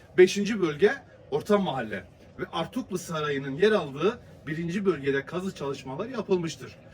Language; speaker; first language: Turkish; native; Turkish